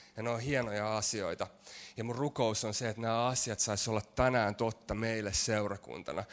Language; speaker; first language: Finnish; native; Finnish